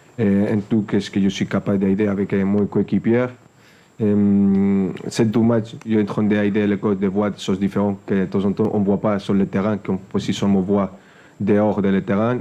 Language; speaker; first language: French; non-native, fluent; Spanish